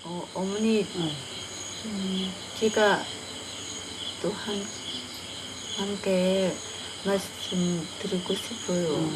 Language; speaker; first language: Korean; non-native, learner; Vietnamese